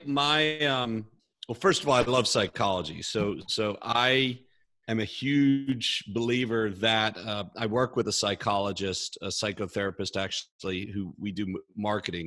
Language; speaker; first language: English; native; English